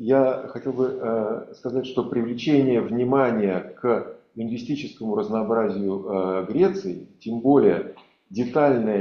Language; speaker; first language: Russian; native; Russian